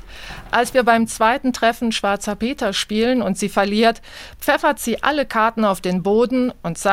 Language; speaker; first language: German; native; German